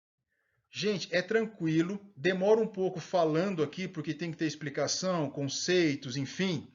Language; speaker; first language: Portuguese; native; Portuguese